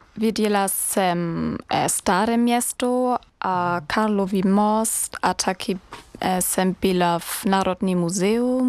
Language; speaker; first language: Czech; non-native, learner; German